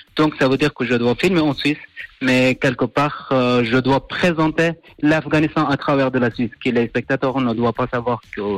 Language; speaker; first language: French; non-native, fluent; Persian